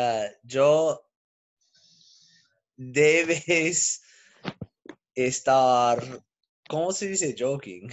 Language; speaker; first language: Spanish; non-native, learner; English